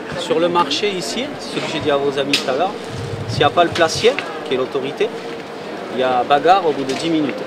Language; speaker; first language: French; native; French